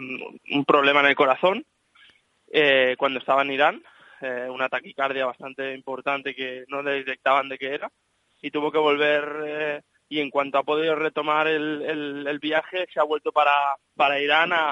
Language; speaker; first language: Spanish; native; Spanish